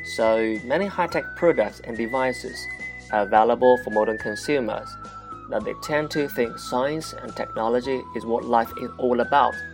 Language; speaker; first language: English; non-native, fluent; Chinese